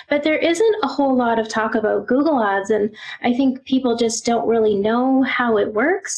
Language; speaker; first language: English; native; English